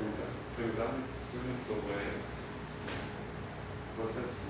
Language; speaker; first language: Spanish; non-native, learner; German